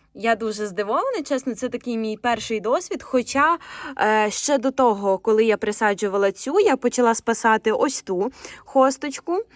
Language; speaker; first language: Ukrainian; non-native, local second language; Russian